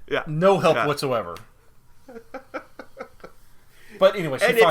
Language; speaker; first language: English; native; English